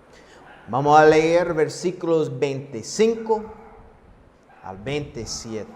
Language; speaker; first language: Spanish; non-native, fluent; English